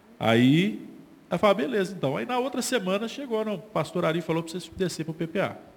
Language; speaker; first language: Portuguese; native; Portuguese